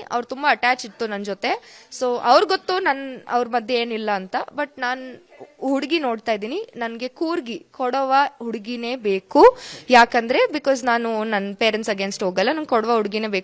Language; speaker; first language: Kannada; non-native, local second language; Kodava